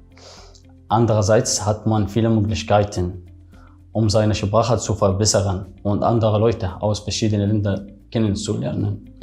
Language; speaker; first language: German; non-native, learner; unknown